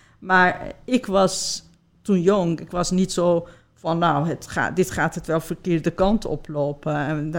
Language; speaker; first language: Dutch; non-native, fluent; Persian